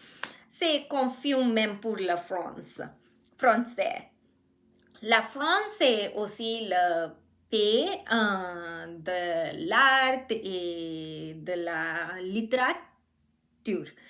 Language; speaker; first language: French; non-native, learner; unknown